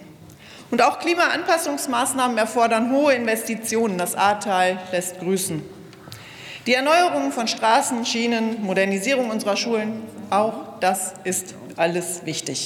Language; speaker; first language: German; native; German